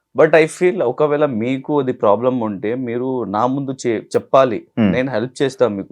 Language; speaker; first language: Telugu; non-native, learner; Hindi